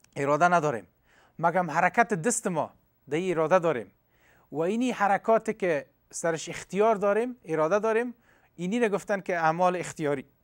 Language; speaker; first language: Persian; non-native, local second language; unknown